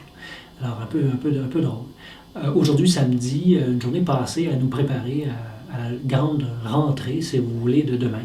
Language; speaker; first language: French; native; French